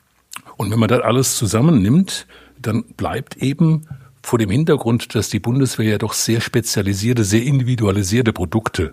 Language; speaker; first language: German; native; German